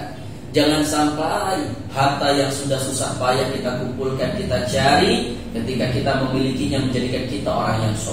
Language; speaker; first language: Indonesian; native; Indonesian